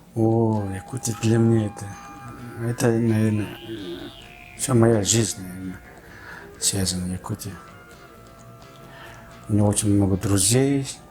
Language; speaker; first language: Russian; non-native, fluent; Mongolian